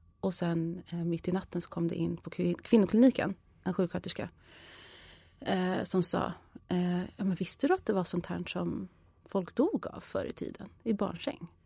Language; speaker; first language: Swedish; early bilingual, other home language; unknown